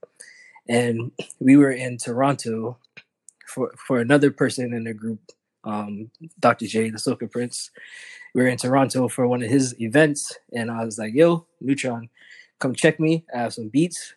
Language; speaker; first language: English; native; English